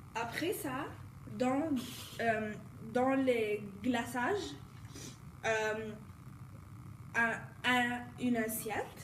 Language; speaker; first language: French; non-native, learner; English